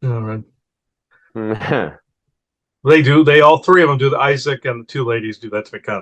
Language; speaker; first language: English; native; English